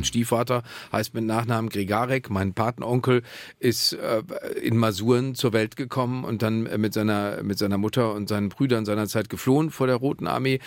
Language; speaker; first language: German; native; German